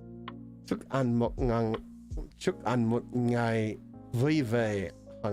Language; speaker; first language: Vietnamese; non-native, learner; English